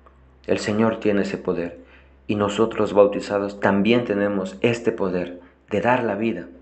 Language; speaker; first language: Spanish; non-native, fluent; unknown